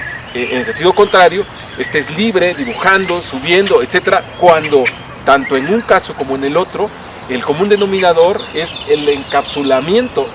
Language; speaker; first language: Spanish; native; Spanish